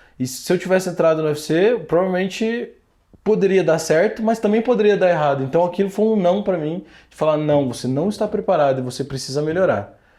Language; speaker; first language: Portuguese; native; Portuguese